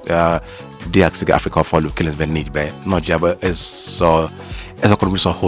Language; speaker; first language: Hungarian; non-native, learner; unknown